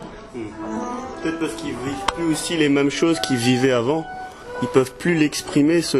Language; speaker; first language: French; native; French